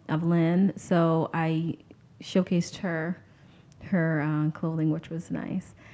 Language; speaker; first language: English; native; English